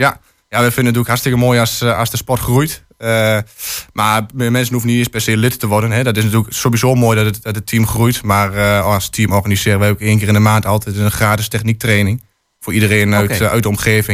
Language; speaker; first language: Dutch; native; Dutch